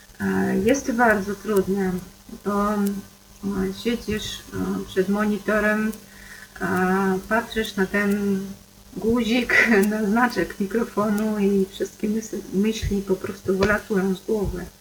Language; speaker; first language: Polish; non-native, fluent; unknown